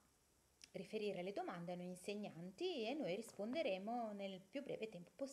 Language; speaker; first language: Italian; native; Italian